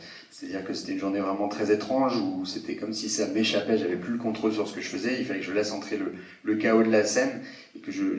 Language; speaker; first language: French; native; French